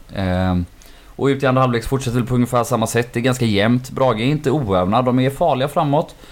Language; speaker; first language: Swedish; native; Swedish